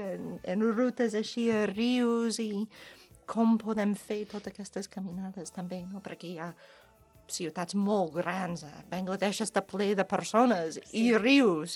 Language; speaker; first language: Catalan; non-native, learner; English